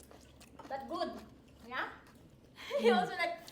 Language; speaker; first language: English; non-native, local second language; Filipino